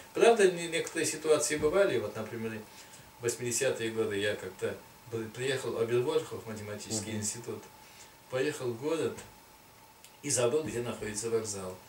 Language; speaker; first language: Russian; non-native, local second language; Tatar